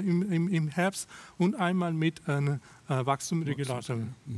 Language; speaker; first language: German; non-native, fluent; Russian